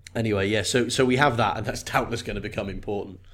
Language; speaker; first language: English; native; English